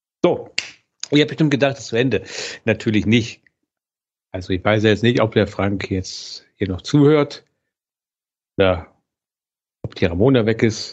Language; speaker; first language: German; native; German